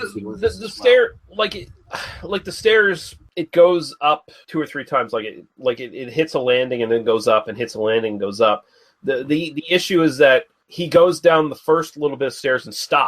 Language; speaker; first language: English; native; English